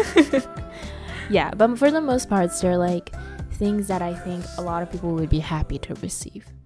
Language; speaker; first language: English; early bilingual, other home language; Japanese